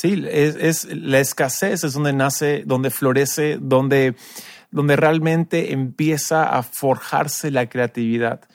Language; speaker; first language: Spanish; early bilingual, other home language; English